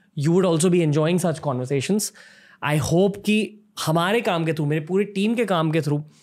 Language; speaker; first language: Hindi; native; Hindi